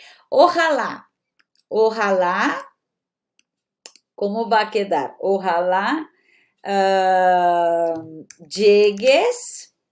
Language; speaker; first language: Spanish; non-native, fluent; Portuguese